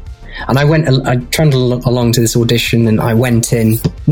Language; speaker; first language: English; native; English